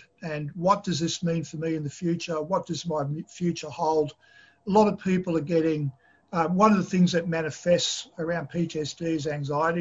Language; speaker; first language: English; native; English